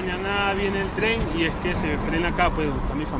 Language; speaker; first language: Spanish; native; Spanish